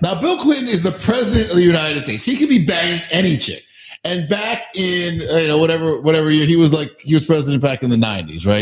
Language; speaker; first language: English; native; English